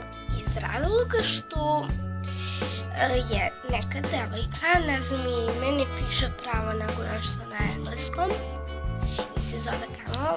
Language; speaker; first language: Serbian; early bilingual, heritage; Serbian